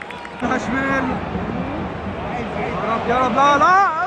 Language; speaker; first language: Arabic; native; Arabic